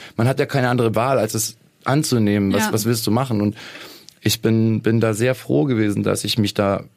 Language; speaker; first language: German; native; German